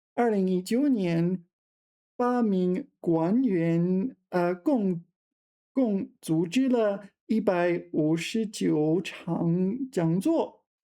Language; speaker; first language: Chinese; non-native, fluent; English